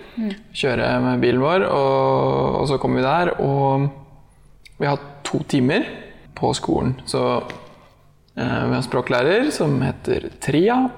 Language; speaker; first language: Norwegian; native; Norwegian